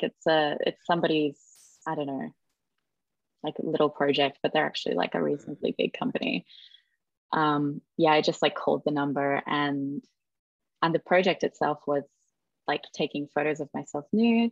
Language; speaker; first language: English; native; English